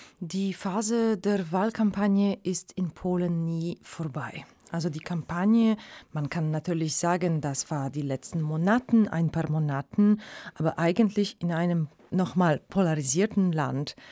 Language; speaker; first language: German; non-native, fluent; Polish